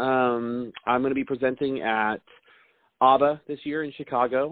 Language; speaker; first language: English; native; English